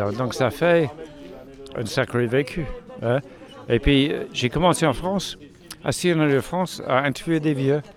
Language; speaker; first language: French; non-native, fluent; English